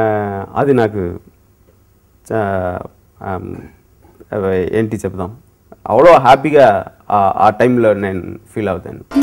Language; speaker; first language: Telugu; non-native, learner; Tamil